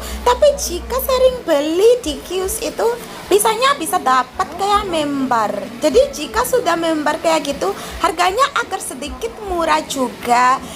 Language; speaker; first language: Indonesian; non-native, learner; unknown